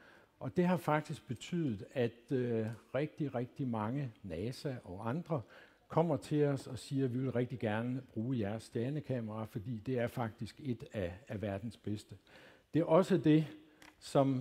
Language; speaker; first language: Danish; native; Danish